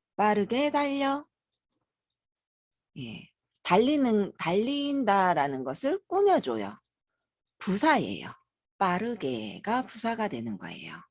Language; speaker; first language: Korean; native; Korean